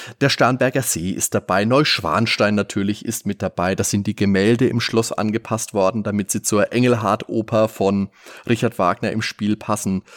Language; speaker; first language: German; native; German